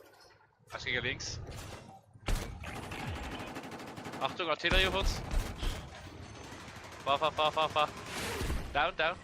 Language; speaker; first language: German; native; German